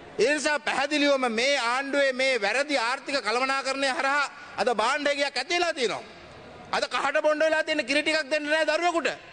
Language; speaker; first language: Sinhala; native; Sinhala